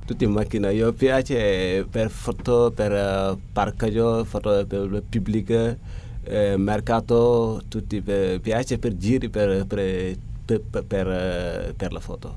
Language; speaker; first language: Italian; non-native, learner; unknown